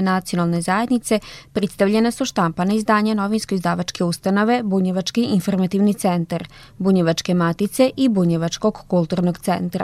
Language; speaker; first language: Serbian; native; Serbian